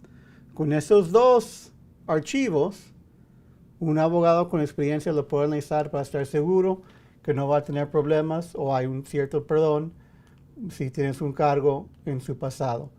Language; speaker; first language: Spanish; early bilingual, heritage; English